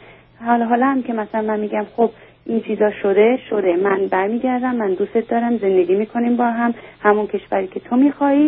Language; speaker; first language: Persian; early bilingual, heritage; Persian